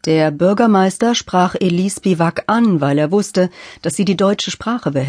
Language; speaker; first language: German; native; German